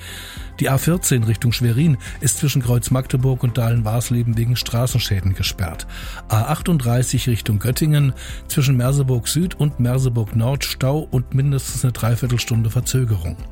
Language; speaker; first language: German; native; German